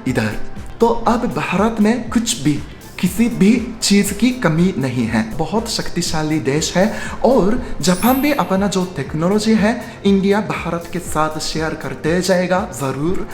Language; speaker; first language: Hindi; non-native, fluent; Japanese